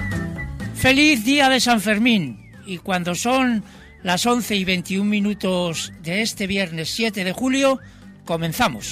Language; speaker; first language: Spanish; native; Spanish